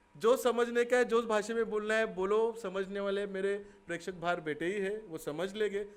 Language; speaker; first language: Hindi; non-native, local second language; Marathi